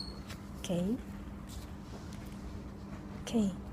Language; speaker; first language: English; non-native, local second language; Malay